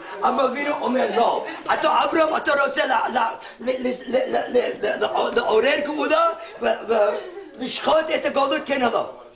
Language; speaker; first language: Hebrew; non-native, fluent; English